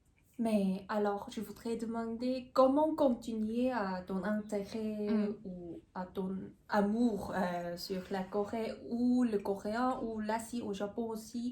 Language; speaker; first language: French; non-native, learner; Korean